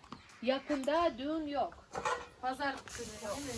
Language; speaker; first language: Turkish; non-native, learner; Russian